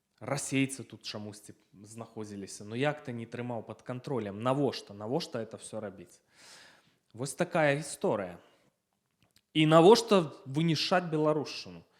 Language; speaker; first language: Belarusian; non-native, local second language; Russian